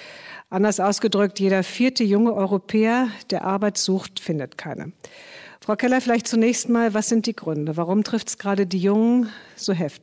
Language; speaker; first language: German; native; German